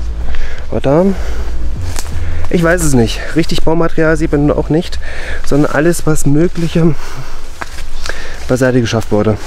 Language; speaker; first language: German; native; German